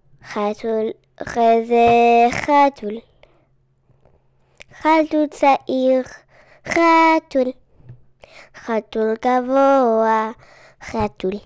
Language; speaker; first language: Hebrew; non-native, learner; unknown